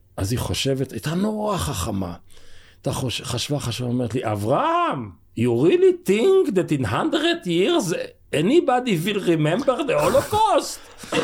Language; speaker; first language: Hebrew; native; Hebrew